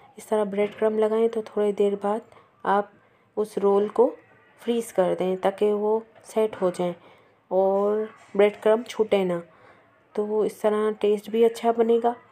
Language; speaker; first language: Urdu; native; Urdu